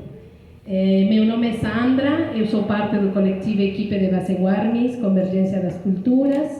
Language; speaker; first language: Portuguese; non-native, fluent; Spanish